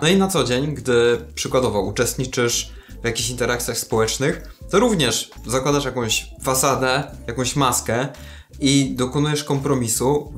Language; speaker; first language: Polish; native; Polish